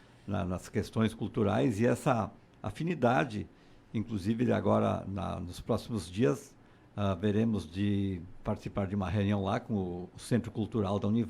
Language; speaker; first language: Portuguese; native; Portuguese